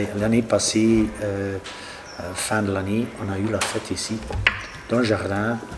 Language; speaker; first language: French; non-native, local second language; Dutch